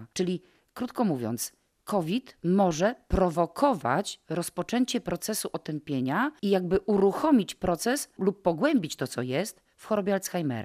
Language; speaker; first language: Polish; native; Polish